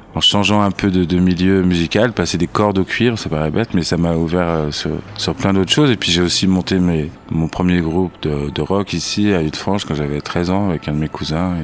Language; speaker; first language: French; native; French